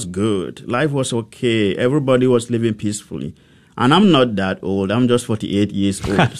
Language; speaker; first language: English; non-native, local second language; Hausa